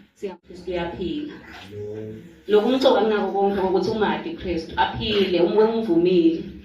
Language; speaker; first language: Zulu; non-native, local second language; Swati